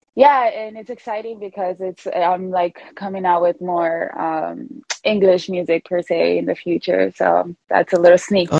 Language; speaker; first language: English; early bilingual, other home language; Spanish